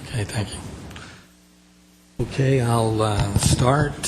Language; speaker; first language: English; native; English